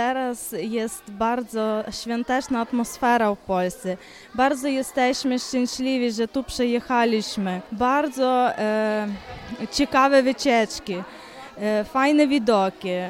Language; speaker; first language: Polish; early bilingual, heritage; Polish